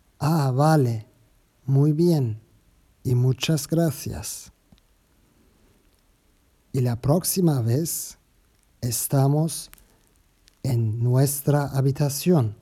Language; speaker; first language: Spanish; non-native, learner; Turkish